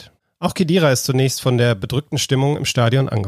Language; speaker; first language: German; native; German